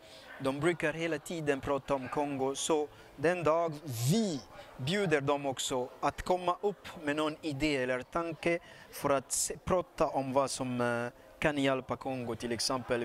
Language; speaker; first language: Swedish; non-native, fluent; Lingala